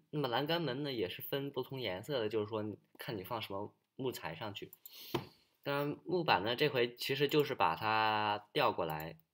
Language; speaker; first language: Chinese; early bilingual, heritage; Chinese